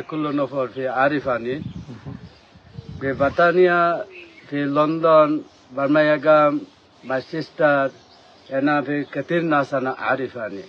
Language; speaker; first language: Arabic; non-native, learner; Bangla